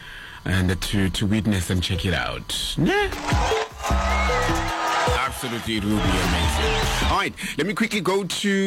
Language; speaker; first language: English; non-native, local second language; Zulu